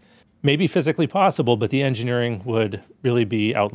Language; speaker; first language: English; native; English